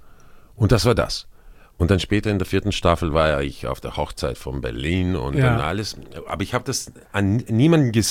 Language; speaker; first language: German; non-native, fluent; Croatian